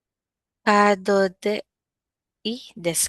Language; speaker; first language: Japanese; non-native, learner; Filipino